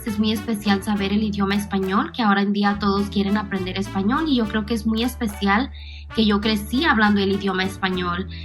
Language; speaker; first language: Spanish; early bilingual, other home language; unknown